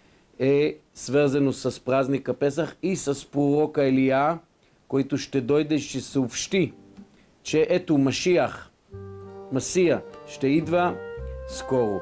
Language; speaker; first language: Bulgarian; non-native, fluent; Hebrew